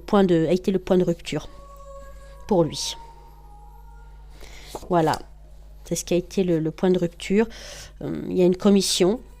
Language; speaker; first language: French; native; French